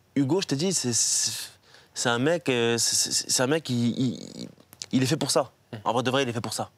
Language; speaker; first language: French; native; French